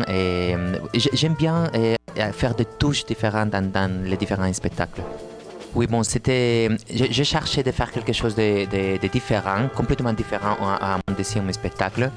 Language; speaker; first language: French; non-native, fluent; Spanish